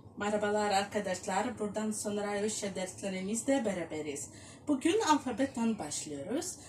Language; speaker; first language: Turkish; non-native, fluent; Russian